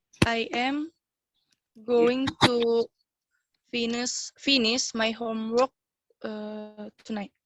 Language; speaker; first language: English; non-native, learner; Indonesian